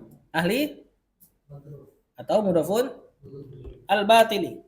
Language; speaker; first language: Arabic; non-native, fluent; Indonesian